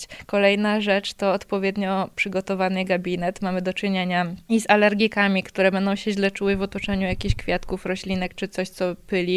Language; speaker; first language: Polish; native; Polish